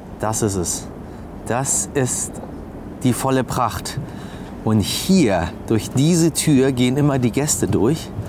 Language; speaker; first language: German; early bilingual, other home language; Persian